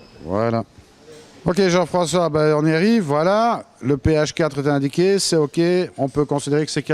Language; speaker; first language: French; native; French